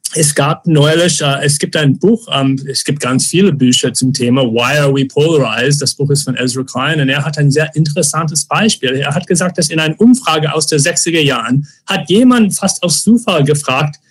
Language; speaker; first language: German; non-native, fluent; English